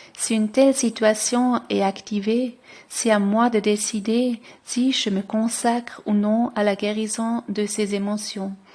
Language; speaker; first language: French; non-native, local second language; Swiss German